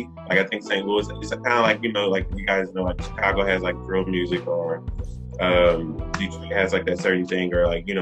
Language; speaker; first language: English; native; English